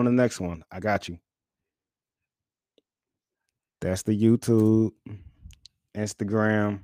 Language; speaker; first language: English; native; English